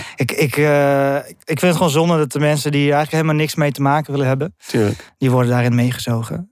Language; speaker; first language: Dutch; early bilingual, other home language; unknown